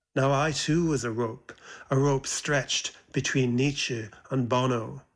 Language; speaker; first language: English; native; English